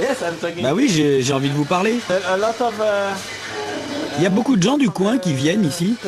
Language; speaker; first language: French; native; French